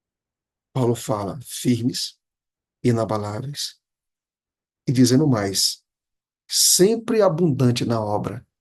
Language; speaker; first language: Portuguese; native; Portuguese